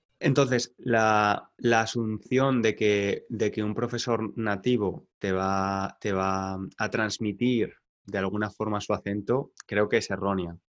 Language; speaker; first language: Spanish; native; Spanish